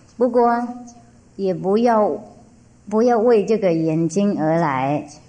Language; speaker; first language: Chinese; non-native, fluent; Vietnamese